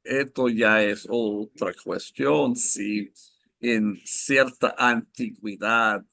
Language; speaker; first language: Spanish; non-native, fluent; English